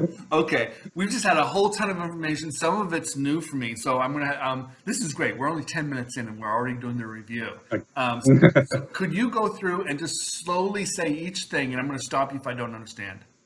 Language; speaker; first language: English; native; English